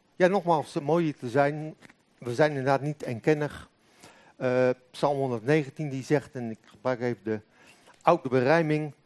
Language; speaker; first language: Dutch; native; Dutch